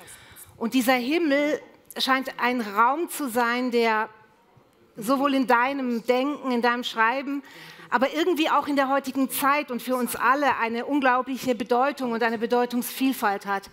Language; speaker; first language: German; native; German